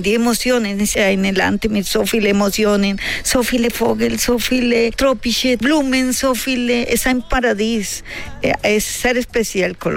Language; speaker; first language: German; non-native, learner; Spanish